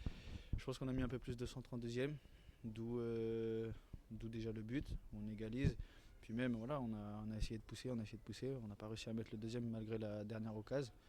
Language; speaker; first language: French; native; French